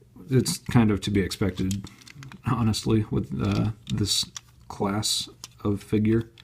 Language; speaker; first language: English; native; English